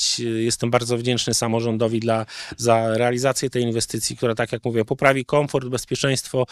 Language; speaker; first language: Polish; native; Polish